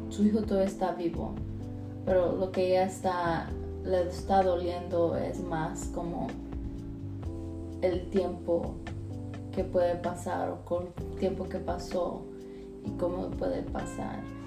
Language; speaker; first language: Spanish; early bilingual, heritage; Spanish